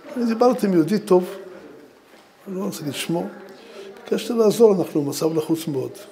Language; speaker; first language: Hebrew; non-native, fluent; Russian